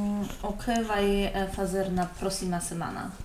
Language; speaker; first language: Portuguese; non-native, learner; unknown